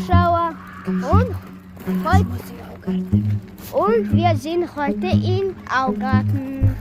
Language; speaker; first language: German; early bilingual, other home language; Serbian